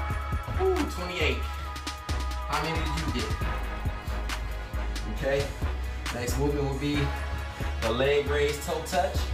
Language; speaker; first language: English; native; English